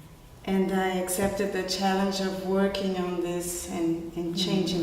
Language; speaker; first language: English; non-native, fluent; Portuguese